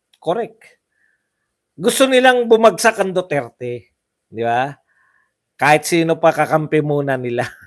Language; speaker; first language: Filipino; non-native, local second language; Cebuano